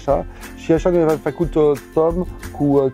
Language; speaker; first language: Romanian; non-native, learner; French